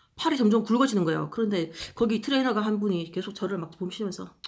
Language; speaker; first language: Korean; native; Korean